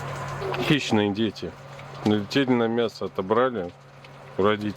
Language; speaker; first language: Russian; native; Russian